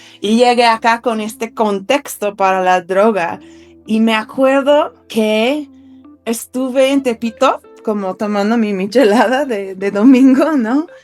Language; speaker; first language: Spanish; non-native, fluent; English